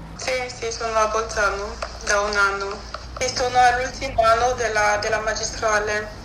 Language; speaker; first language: Italian; non-native, fluent; French